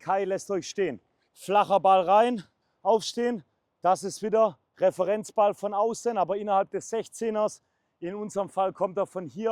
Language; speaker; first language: German; native; German